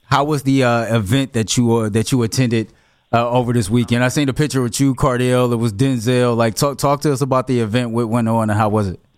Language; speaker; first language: English; native; English